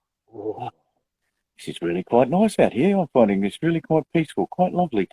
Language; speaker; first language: English; native; English